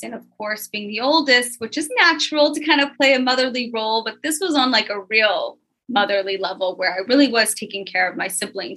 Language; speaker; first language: English; native; English